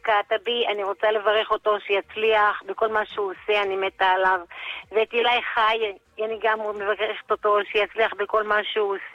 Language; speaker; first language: Hebrew; native; Hebrew